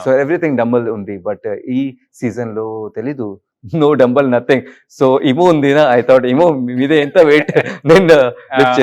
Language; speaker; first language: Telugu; non-native, local second language; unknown